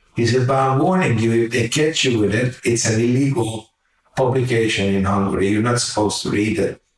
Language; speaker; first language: English; non-native, fluent; Hungarian